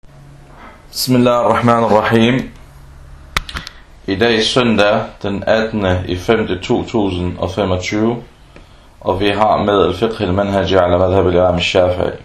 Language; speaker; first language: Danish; non-native, fluent; Arabic